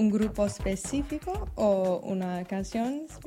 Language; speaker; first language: Spanish; non-native, learner; English